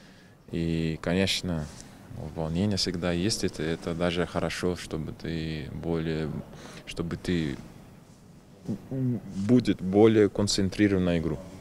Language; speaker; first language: Russian; non-native, learner; Portuguese